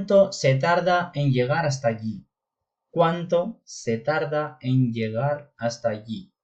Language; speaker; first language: Spanish; non-native, fluent; Urdu